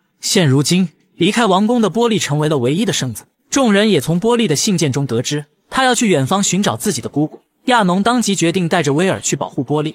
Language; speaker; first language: Chinese; native; Chinese